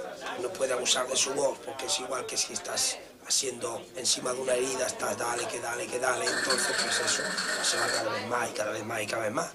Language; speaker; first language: Spanish; native; Spanish